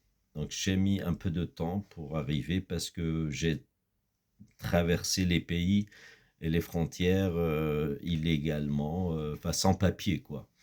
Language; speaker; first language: French; non-native, fluent; Kurdish